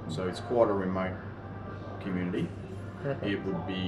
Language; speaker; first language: English; native; English